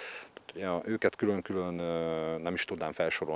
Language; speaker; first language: Hungarian; native; Hungarian